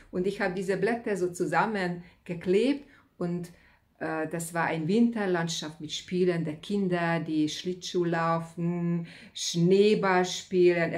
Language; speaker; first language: German; non-native, fluent; Hungarian